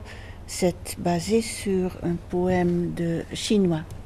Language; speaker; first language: French; non-native, fluent; Dutch